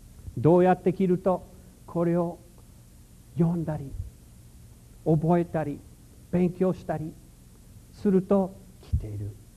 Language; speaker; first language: Japanese; non-native, fluent; English